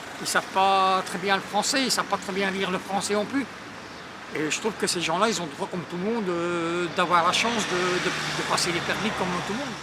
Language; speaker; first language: French; native; French